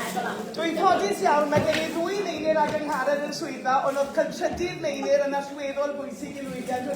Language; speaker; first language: Welsh; native; Welsh